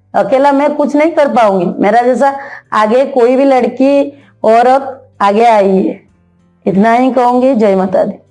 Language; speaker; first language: Hindi; non-native, local second language; Odia